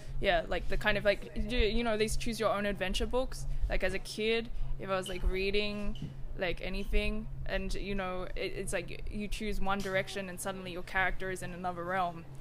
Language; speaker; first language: English; native; English